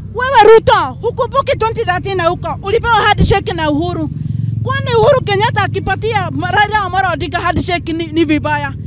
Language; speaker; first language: Swahili; non-native, local second language; Kikuyu